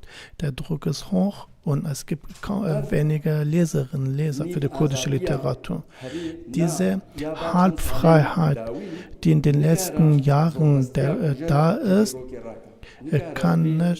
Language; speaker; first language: German; non-native, fluent; Kurdish